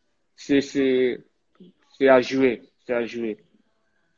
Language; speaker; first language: French; early bilingual, heritage; French